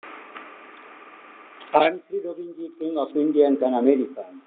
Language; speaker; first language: English; non-native, local second language; Bangla